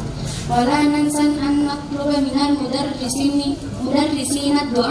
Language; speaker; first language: Arabic; non-native, learner; Indonesian